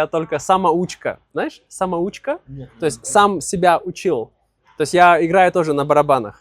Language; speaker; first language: Russian; native; Russian